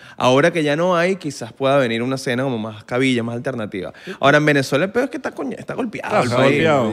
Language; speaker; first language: Spanish; native; Spanish